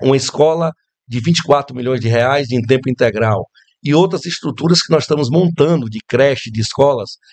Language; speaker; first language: Portuguese; native; Portuguese